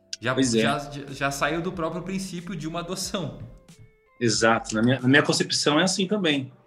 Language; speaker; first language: Portuguese; native; Portuguese